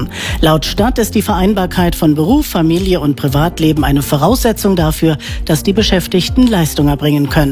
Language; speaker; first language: German; native; German